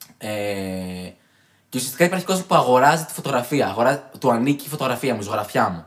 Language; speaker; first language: Greek; native; Greek